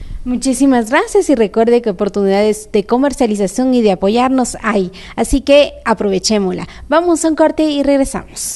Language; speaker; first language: Spanish; native; Spanish